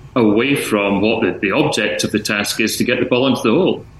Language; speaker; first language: English; native; English